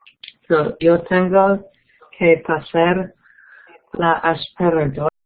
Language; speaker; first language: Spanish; non-native, learner; English